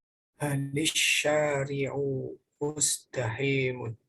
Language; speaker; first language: Arabic; non-native, learner; Indonesian